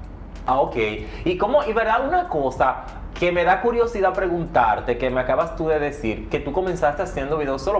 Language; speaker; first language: Spanish; native; Spanish